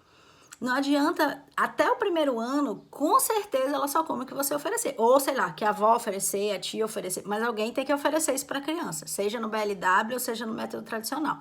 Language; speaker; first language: Portuguese; native; Portuguese